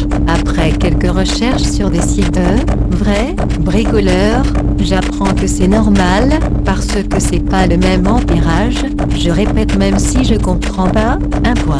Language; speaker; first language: French; native; French